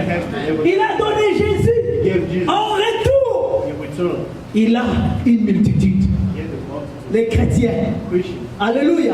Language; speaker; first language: French; non-native, local second language; Lingala